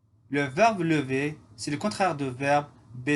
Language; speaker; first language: French; non-native, fluent; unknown